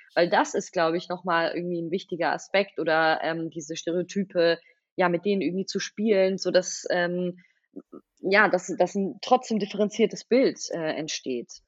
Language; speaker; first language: German; native; German